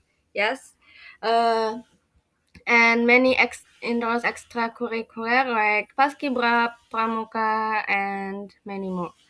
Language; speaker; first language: English; non-native, learner; Indonesian